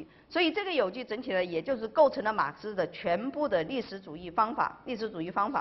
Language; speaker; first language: Chinese; native; Chinese